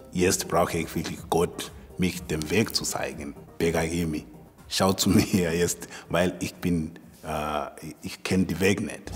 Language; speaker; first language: German; non-native, learner; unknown